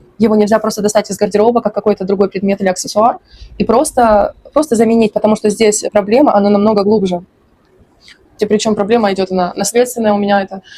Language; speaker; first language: Russian; native; Russian